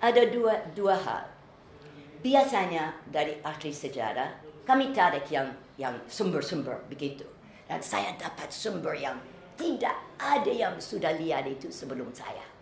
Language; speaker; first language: Indonesian; non-native, fluent; English